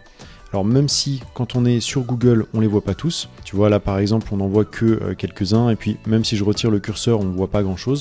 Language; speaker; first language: French; native; French